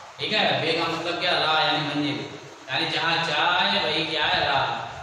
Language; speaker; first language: Hindi; native; Hindi